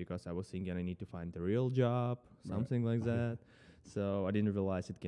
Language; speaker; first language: English; non-native, fluent; Ukrainian